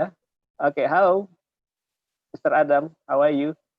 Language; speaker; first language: English; non-native, learner; Indonesian